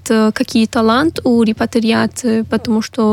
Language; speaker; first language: Russian; non-native, learner; Arabic